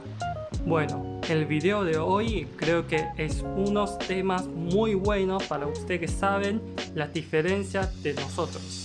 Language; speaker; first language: Spanish; non-native, learner; Chinese